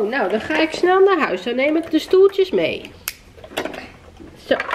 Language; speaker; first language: Dutch; native; Dutch